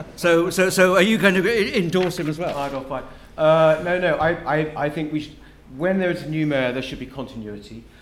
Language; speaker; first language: English; native; English